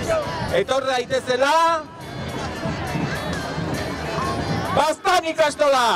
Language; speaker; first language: Basque; native; Basque